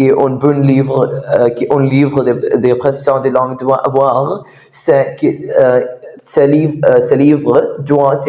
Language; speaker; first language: French; non-native, learner; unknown